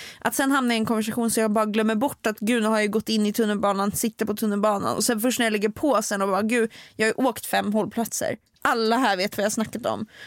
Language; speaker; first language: Swedish; native; Swedish